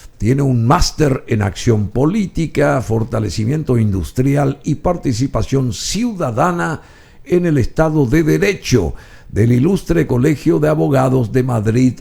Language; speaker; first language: Spanish; native; Spanish